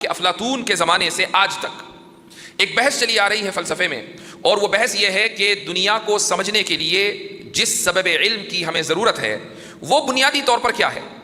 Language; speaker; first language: Urdu; native; Urdu